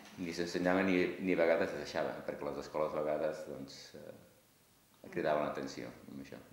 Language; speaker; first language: Catalan; native; Catalan